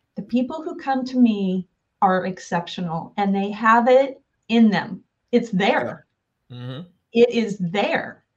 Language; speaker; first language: English; native; English